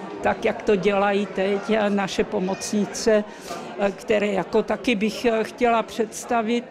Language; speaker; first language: Czech; early bilingual, other home language; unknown